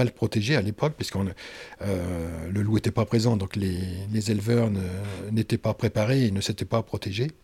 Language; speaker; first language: French; native; French